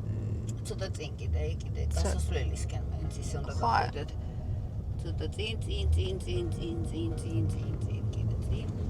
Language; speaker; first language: Georgian; native; Georgian